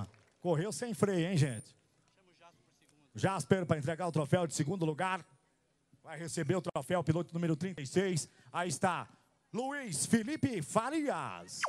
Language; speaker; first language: Portuguese; native; Portuguese